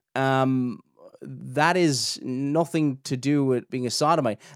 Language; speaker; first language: English; native; English